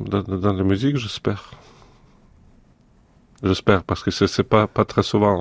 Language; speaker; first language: French; non-native, fluent; Russian